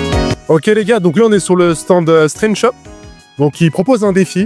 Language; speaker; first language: French; native; French